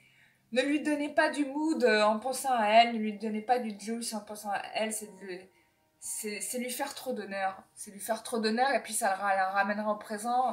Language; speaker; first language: French; native; French